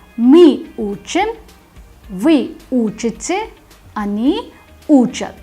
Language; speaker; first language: Russian; non-native, fluent; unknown